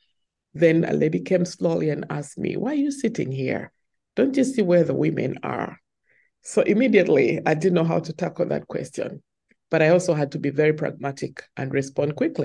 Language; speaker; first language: English; non-native, local second language; Ganda